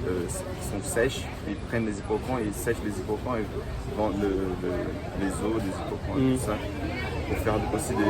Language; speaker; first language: French; non-native, fluent; Portuguese